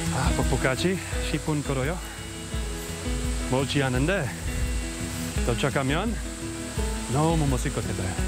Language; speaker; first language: Korean; non-native, learner; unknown